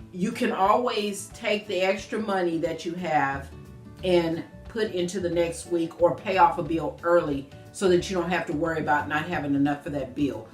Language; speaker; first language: English; native; English